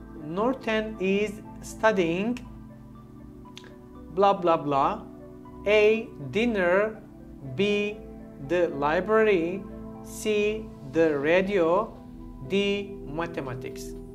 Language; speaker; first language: English; non-native, fluent; Turkish